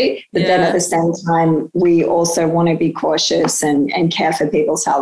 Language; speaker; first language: English; native; English